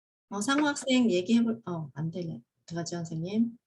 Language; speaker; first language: Korean; native; Korean